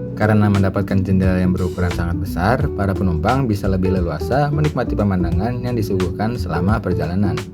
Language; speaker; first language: Indonesian; native; Indonesian